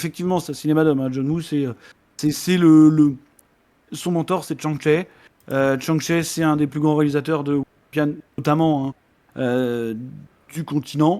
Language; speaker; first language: French; native; French